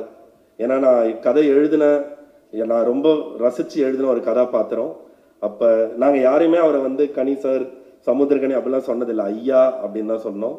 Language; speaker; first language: Tamil; native; Tamil